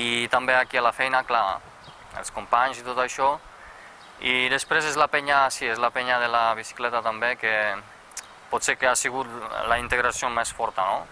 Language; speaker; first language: Catalan; non-native, fluent; Czech